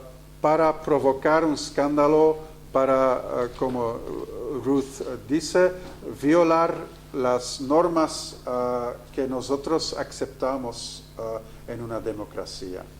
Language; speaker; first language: Spanish; non-native, fluent; Dutch